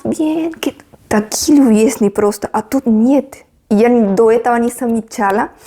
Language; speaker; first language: Russian; non-native, fluent; Spanish